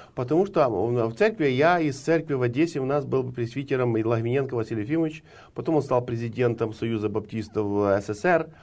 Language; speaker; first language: Russian; non-native, local second language; Ukrainian